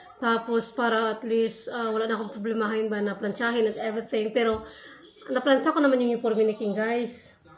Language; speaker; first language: Filipino; non-native, local second language; Hiligaynon